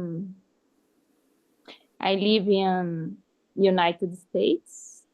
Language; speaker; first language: English; non-native, learner; Portuguese